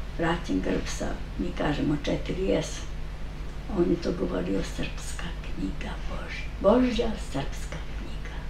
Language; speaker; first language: Serbian; native; Serbian